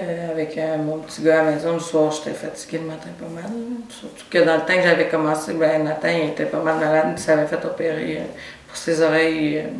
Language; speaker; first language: French; native; French